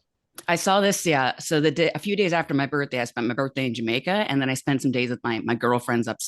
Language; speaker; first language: English; native; English